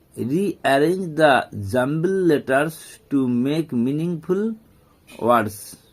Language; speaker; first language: English; non-native, local second language; Bangla